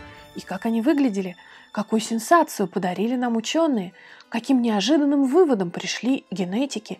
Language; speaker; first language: Russian; native; Russian